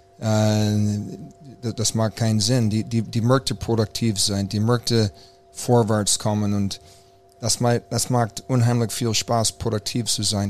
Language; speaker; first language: German; non-native, fluent; English